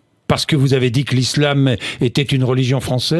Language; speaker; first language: French; native; French